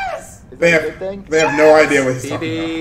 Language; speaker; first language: English; native; English